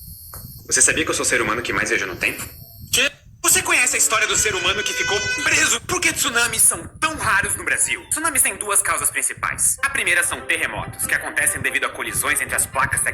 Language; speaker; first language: Portuguese; native; Portuguese